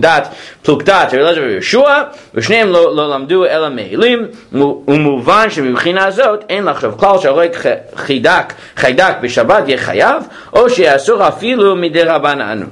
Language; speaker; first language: Hebrew; non-native, fluent; English